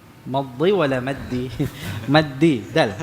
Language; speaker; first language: Arabic; non-native, fluent; Indonesian